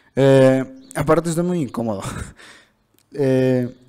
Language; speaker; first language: Spanish; native; Spanish